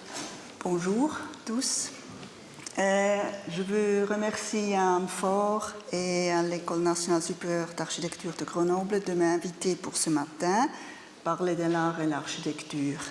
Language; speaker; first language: French; non-native, learner; German